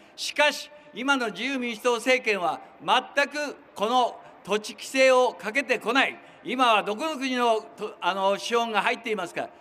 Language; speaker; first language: Japanese; native; Japanese